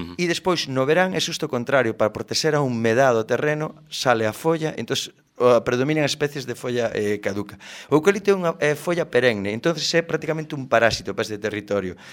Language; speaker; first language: Galician; native; Galician